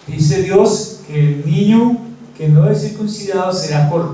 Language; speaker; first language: Spanish; native; Spanish